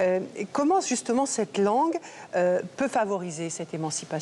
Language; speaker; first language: French; native; French